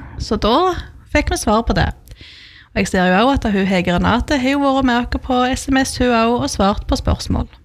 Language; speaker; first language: Norwegian; native; Norwegian